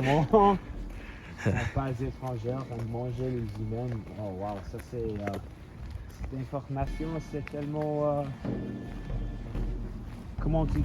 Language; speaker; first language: French; non-native, learner; English